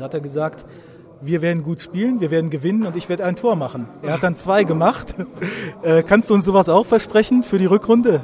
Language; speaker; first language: German; native; German